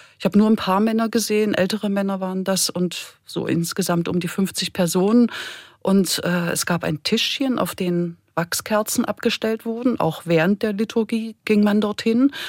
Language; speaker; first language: German; native; German